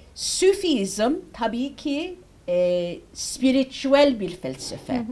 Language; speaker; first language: Turkish; early bilingual, heritage; Turkish